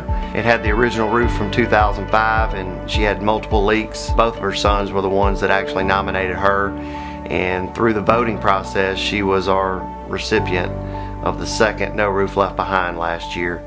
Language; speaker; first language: English; native; English